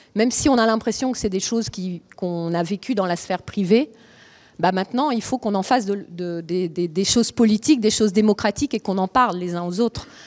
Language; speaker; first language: French; early bilingual, other home language; Romanian